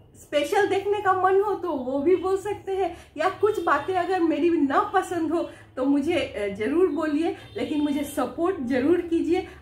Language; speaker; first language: Hindi; non-native, local second language; Bangla